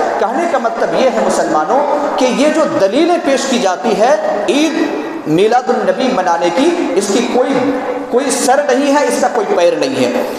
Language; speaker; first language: Urdu; native; Urdu